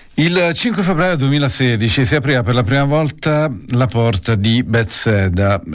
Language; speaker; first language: Italian; native; Italian